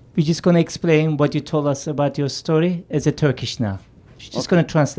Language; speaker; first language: English; non-native, fluent; Turkish